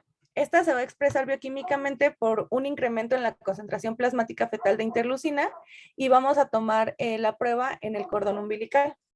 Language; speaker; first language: Spanish; native; Spanish